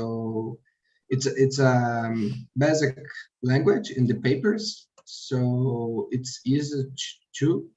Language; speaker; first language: English; non-native, learner; Portuguese